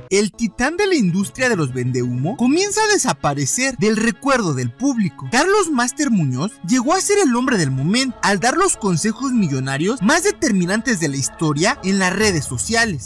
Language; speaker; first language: Spanish; native; Spanish